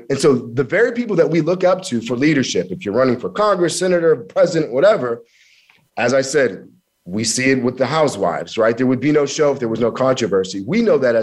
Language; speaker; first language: English; native; English